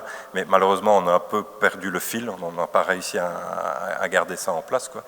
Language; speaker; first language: French; native; French